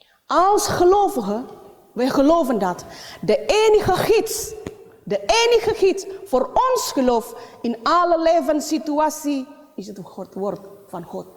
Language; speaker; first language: Dutch; non-native, learner; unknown